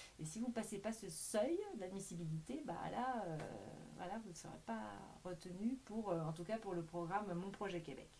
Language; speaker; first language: French; native; French